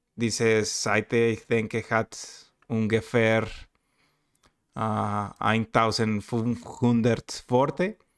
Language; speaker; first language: German; non-native, learner; Spanish